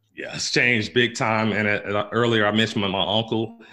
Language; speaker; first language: English; native; English